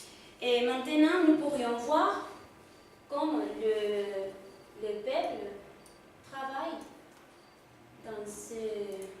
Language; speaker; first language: French; non-native, learner; Spanish